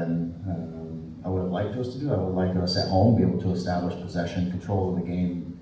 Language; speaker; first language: English; native; English